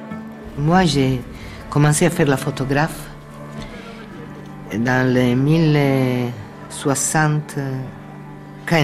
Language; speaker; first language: French; non-native, fluent; Italian